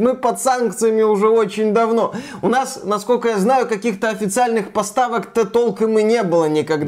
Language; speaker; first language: Russian; native; Russian